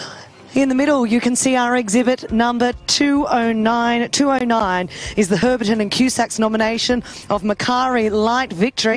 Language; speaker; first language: English; native; English